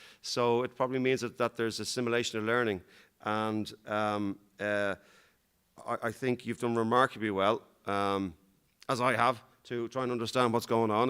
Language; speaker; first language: English; native; English